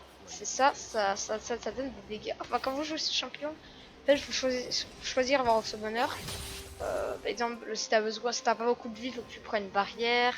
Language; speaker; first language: French; native; French